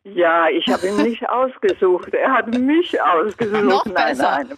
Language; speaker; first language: German; non-native, fluent; Croatian